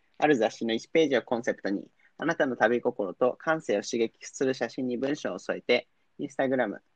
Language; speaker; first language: Japanese; native; Japanese